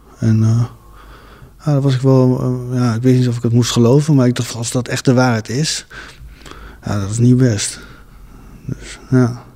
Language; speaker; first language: Dutch; early bilingual, other home language; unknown